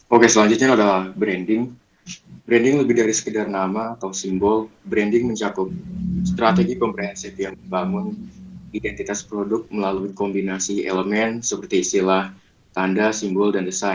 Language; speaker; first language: Indonesian; native; Indonesian